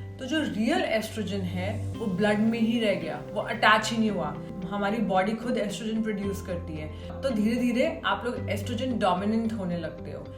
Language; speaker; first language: Hindi; native; Hindi